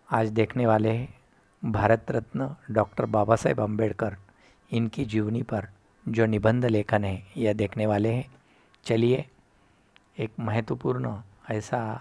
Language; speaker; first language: Hindi; non-native, local second language; Marathi